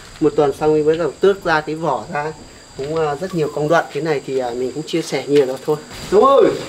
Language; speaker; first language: Vietnamese; native; Vietnamese